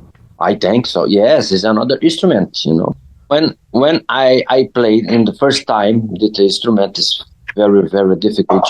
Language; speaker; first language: English; non-native, learner; Portuguese